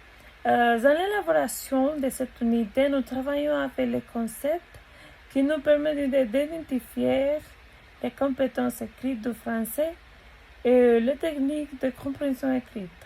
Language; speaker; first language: French; non-native, learner; Spanish